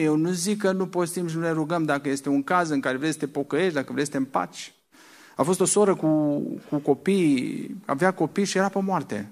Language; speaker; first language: Romanian; native; Romanian